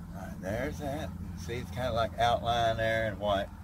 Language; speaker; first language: English; native; English